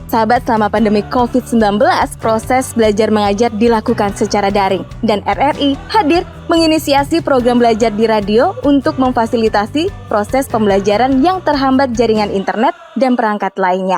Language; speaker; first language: Indonesian; native; Indonesian